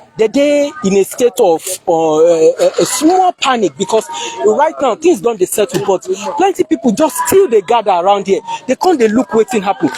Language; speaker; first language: Nigerian Pidgin; non-native, local second language; Yoruba